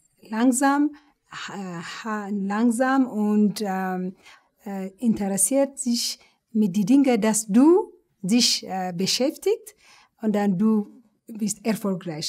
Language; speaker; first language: German; non-native, learner; Amharic